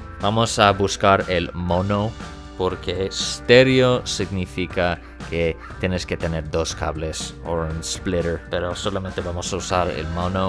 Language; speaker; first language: Spanish; non-native, fluent; English